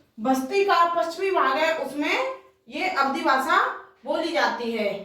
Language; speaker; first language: Hindi; native; Hindi